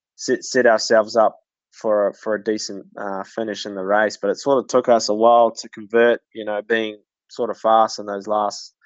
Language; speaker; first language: English; native; English